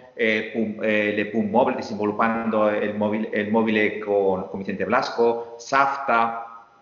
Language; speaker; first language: Italian; non-native, learner; Spanish